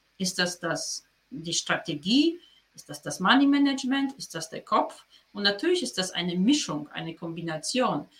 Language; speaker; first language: German; non-native, fluent; Polish